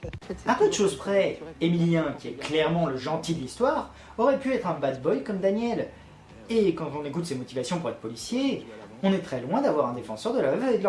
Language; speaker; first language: French; native; French